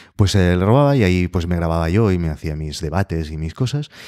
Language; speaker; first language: Spanish; native; Spanish